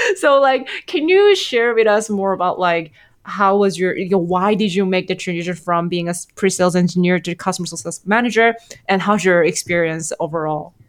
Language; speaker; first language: English; non-native, fluent; Korean